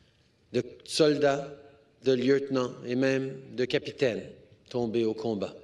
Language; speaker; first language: French; native; French